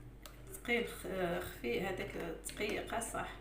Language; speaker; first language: Arabic; native; Arabic